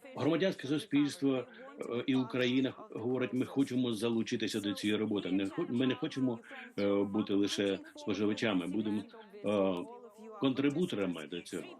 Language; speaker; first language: Ukrainian; native; Ukrainian